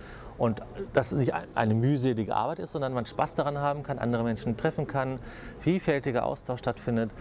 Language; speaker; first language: German; native; German